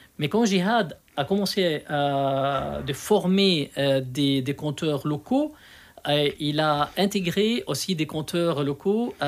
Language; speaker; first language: French; non-native, local second language; Arabic